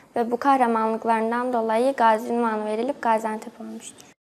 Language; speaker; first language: Turkish; native; Turkish